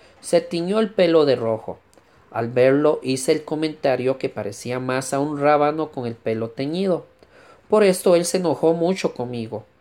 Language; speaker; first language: Spanish; native; Spanish